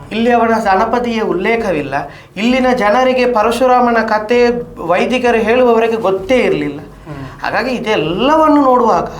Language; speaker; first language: Kannada; non-native, local second language; Tulu